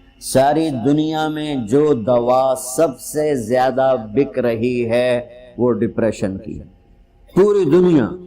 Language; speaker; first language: Urdu; non-native, local second language; Punjabi